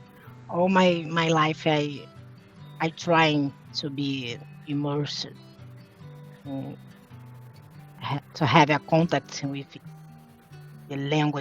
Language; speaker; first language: English; non-native, learner; Portuguese